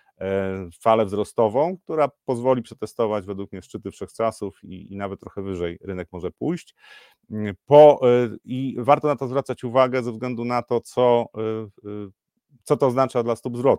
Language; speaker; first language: Polish; native; Polish